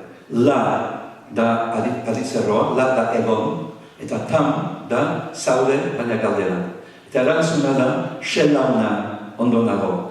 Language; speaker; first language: Basque; non-native, fluent; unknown